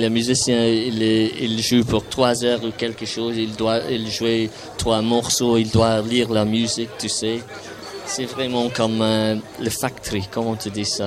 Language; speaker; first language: French; non-native, fluent; English